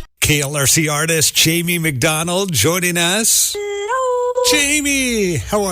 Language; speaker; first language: English; native; English